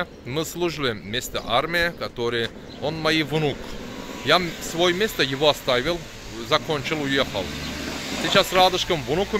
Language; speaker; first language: Russian; non-native, learner; Turkish